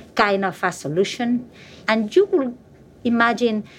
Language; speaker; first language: English; non-native, fluent; Spanish